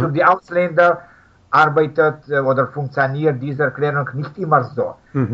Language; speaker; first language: German; non-native, fluent; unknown